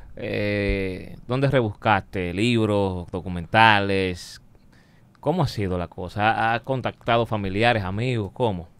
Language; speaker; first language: Spanish; native; Spanish